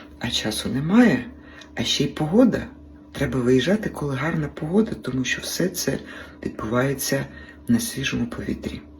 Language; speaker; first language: Ukrainian; native; Ukrainian